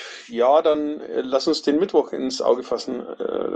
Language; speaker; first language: German; native; German